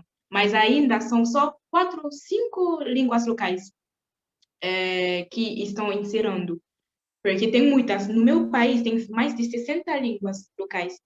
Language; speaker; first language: Portuguese; non-native, fluent; French